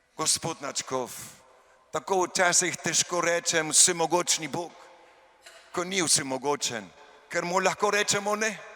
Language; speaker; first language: Slovenian; early bilingual, heritage; Slovenian